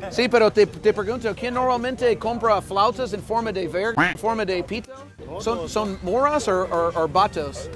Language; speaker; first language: Spanish; non-native, fluent; English